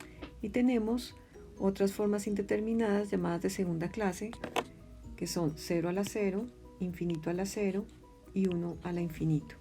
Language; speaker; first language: Spanish; native; Spanish